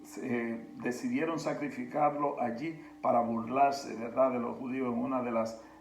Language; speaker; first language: Spanish; native; Spanish